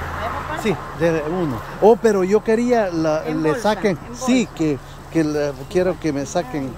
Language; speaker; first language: Spanish; native; Spanish